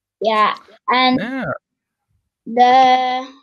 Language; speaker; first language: English; non-native, learner; Turkish